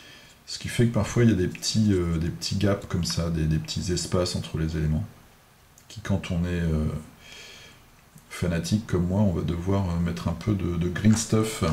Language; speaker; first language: French; native; French